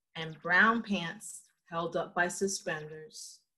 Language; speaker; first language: English; early bilingual, other home language; Spanish